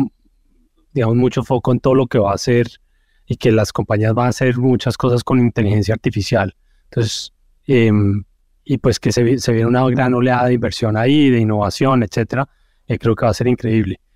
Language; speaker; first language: Spanish; native; Spanish